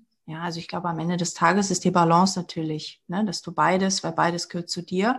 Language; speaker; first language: German; early bilingual, other home language; Portuguese